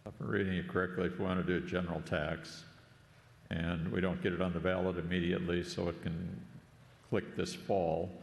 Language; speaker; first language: English; native; English